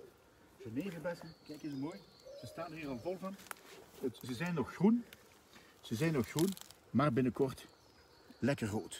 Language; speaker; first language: Dutch; native; Dutch